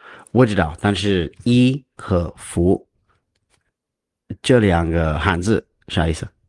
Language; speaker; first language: Chinese; non-native, learner; English